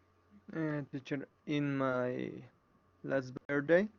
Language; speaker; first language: English; non-native, learner; Spanish